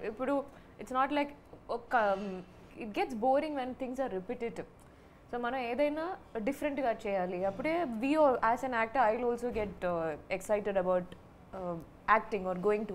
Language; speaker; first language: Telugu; non-native, learner; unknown